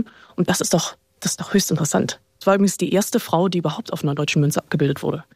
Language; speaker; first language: German; native; German